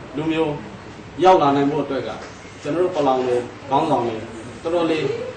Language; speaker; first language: Burmese; non-native, local second language; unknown